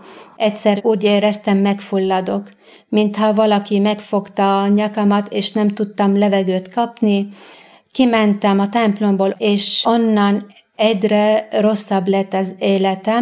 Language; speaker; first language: Hungarian; non-native, fluent; Arabic